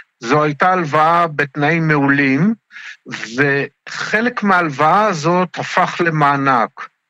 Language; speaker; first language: Hebrew; native; Hebrew